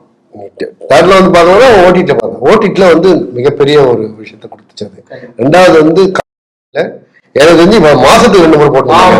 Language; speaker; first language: Tamil; native; Tamil